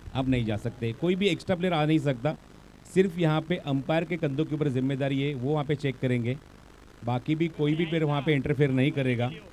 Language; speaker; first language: Hindi; non-native, local second language; Marathi